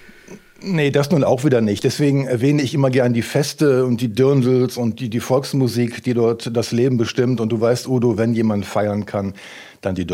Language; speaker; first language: German; native; German